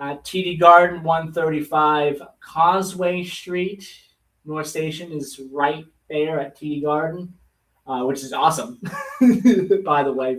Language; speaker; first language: English; native; English